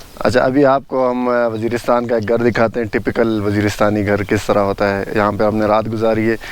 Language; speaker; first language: Urdu; non-native, local second language; Pashto